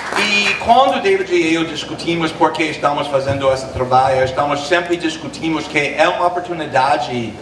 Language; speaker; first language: Portuguese; non-native, fluent; English